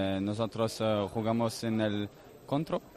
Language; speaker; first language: Spanish; non-native, learner; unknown